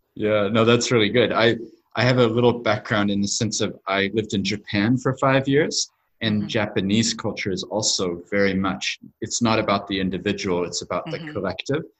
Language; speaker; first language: English; native; English